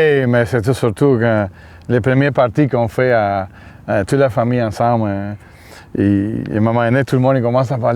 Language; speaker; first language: French; non-native, fluent; Spanish